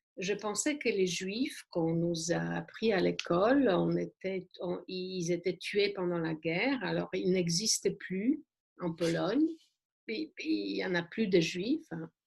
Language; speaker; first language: French; non-native, fluent; Polish